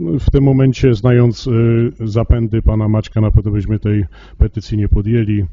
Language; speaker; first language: Polish; native; Polish